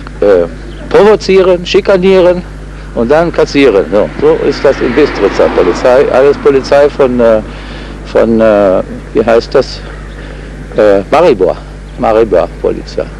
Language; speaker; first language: German; non-native, learner; Slovenian